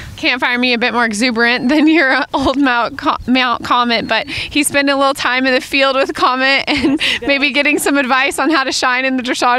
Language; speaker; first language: English; native; English